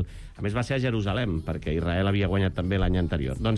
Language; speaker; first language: Catalan; native; Catalan